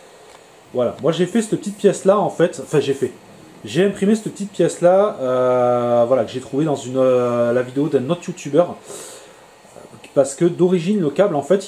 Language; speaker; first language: French; native; French